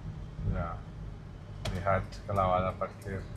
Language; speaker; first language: Indonesian; non-native, learner; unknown